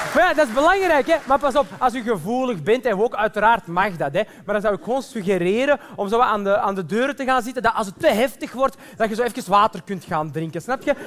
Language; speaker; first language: Dutch; early bilingual, other home language; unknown